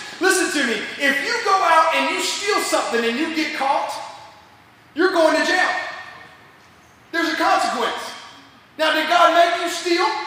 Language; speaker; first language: English; native; English